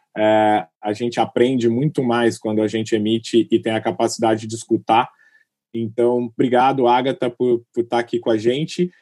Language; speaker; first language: Portuguese; native; Portuguese